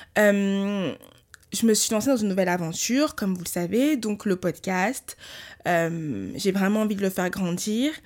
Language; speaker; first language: French; early bilingual, other home language; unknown